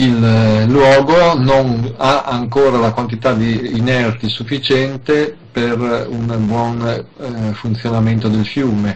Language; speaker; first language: Italian; native; Italian